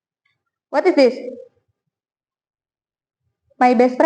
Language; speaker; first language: English; non-native, learner; Indonesian